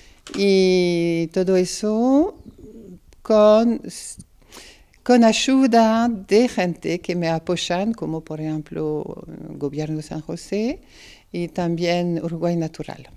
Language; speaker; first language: Spanish; non-native, fluent; French